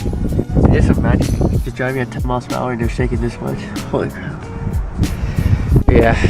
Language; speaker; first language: English; native; English